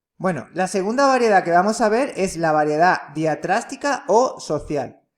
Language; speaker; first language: Spanish; native; Spanish